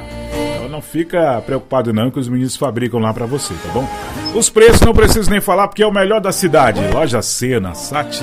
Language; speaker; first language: Portuguese; native; Portuguese